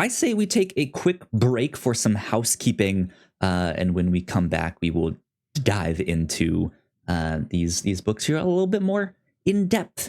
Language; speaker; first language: English; native; English